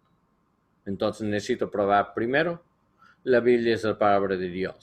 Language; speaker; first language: Spanish; non-native, learner; English